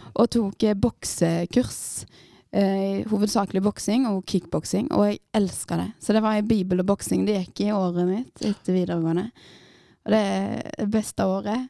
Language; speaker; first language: Norwegian; native; Norwegian